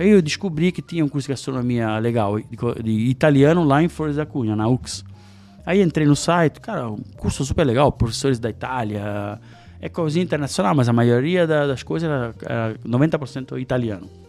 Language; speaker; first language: Portuguese; non-native, fluent; Italian